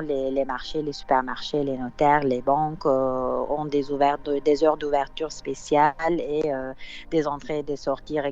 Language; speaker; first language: French; non-native, fluent; Turkish